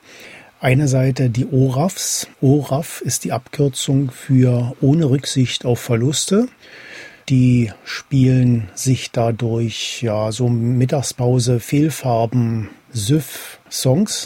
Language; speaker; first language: German; native; German